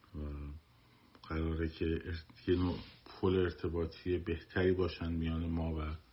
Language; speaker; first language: Persian; native; Persian